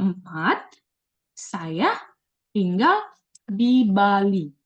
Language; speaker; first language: Indonesian; non-native, fluent; English